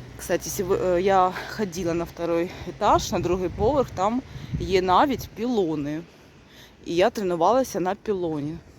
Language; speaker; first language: Ukrainian; non-native, local second language; Russian